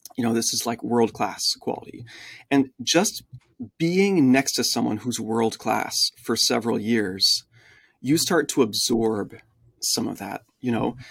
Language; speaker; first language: English; early bilingual, other home language; French